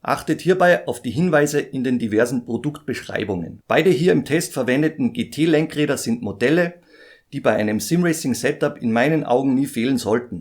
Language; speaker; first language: German; native; German